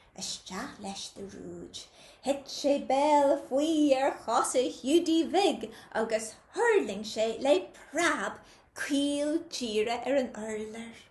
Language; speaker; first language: Irish; native; Irish